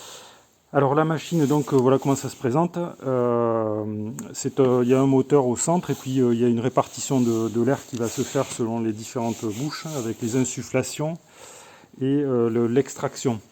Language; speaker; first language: French; native; French